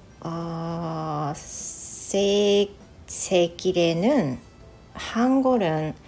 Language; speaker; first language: Korean; non-native, learner; Japanese